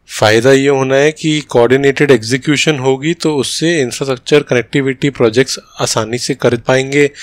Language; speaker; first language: Hindi; native; Hindi